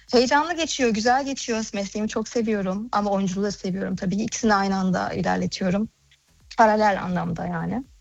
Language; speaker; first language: Turkish; early bilingual, heritage; Turkish